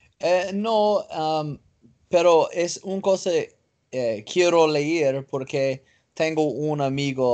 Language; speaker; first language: Spanish; non-native, learner; English